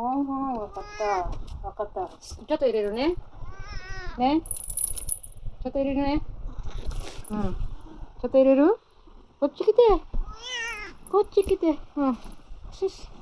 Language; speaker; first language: Japanese; non-native, fluent; Filipino